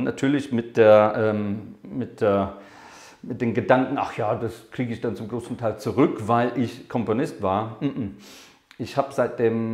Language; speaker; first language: German; non-native, fluent; English